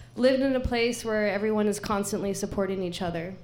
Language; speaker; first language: English; native; English